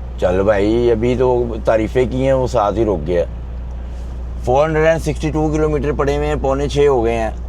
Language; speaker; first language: Urdu; non-native, local second language; Punjabi